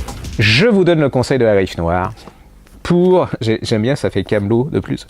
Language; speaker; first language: French; native; French